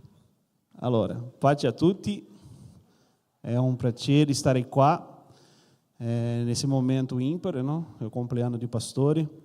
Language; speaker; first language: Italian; non-native, learner; Portuguese